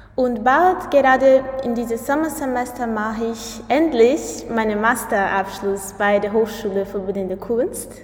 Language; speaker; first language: German; non-native, fluent; Portuguese